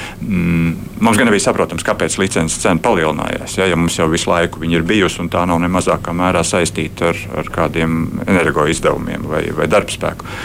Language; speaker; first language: Latvian; native; Latvian